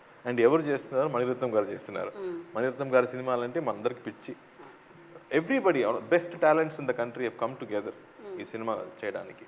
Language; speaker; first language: Telugu; non-native, local second language; Tamil